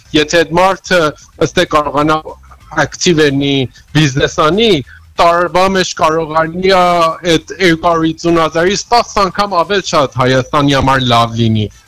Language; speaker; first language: Armenian; early bilingual, heritage; Armenian